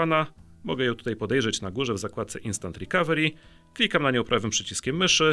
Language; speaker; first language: Polish; native; Polish